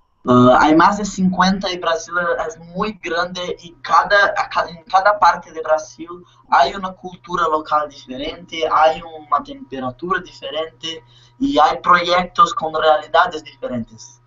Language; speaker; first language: Spanish; non-native, learner; Portuguese